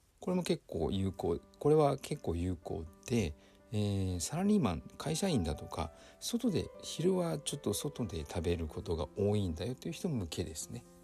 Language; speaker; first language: Japanese; native; Japanese